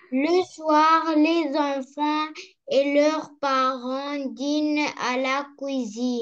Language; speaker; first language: French; non-native, learner; Arabic